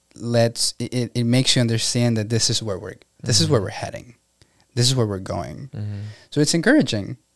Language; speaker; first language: English; non-native, fluent; Spanish